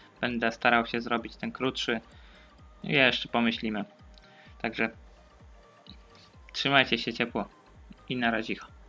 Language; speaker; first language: Polish; native; Polish